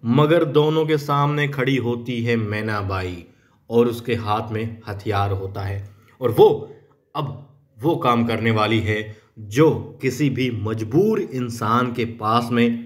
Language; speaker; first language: Hindi; native; Hindi